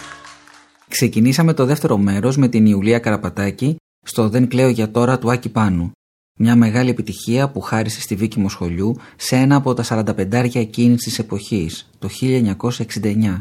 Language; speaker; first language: Greek; native; Greek